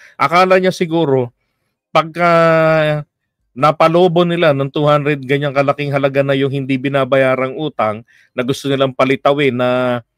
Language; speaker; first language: Filipino; native; Filipino